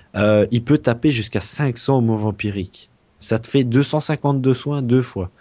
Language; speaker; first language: French; native; French